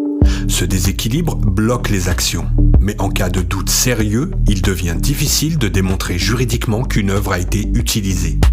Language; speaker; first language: French; native; French